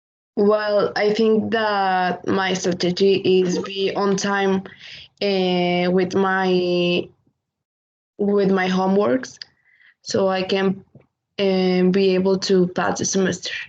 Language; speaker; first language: English; non-native, learner; Spanish